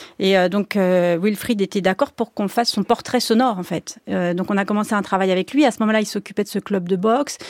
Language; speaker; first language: French; native; French